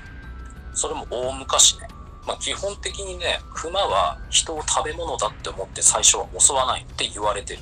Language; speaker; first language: Japanese; native; Japanese